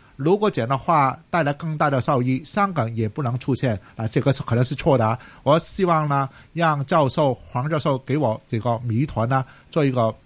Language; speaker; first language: Chinese; non-native, local second language; Cantonese